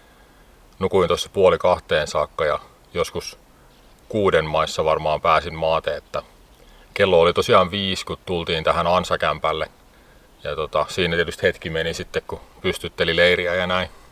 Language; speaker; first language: Finnish; native; Finnish